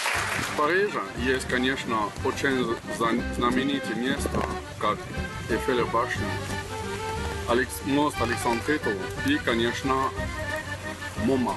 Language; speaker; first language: Russian; non-native, learner; French